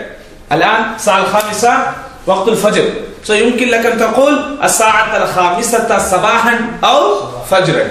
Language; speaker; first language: Arabic; non-native, fluent; Tamil